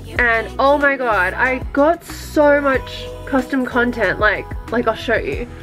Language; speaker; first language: English; native; English